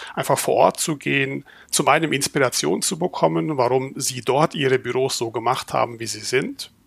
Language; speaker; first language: German; native; German